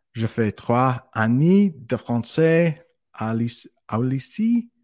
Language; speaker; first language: French; non-native, learner; English